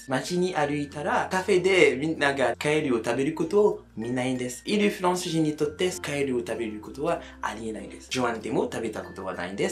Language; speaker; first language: Japanese; non-native, fluent; French